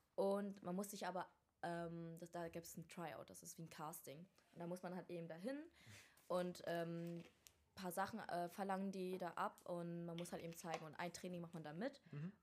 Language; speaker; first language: German; early bilingual, other home language; Vietnamese